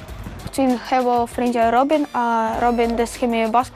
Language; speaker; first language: Welsh; non-native, learner; Ukrainian